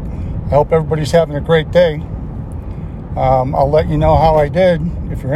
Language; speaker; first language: English; native; English